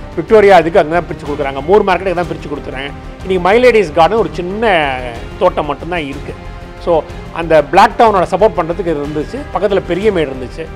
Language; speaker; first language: Tamil; native; Tamil